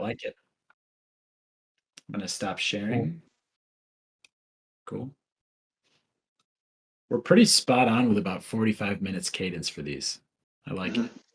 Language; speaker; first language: English; native; English